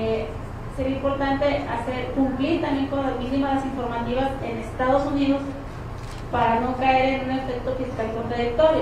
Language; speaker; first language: Spanish; native; Spanish